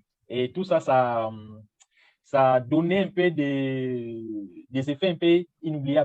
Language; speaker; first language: French; non-native, fluent; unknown